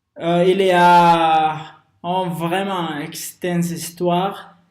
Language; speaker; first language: French; non-native, learner; Spanish